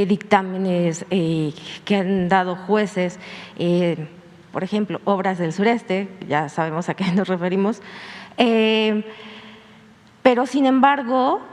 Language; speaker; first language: Spanish; native; Spanish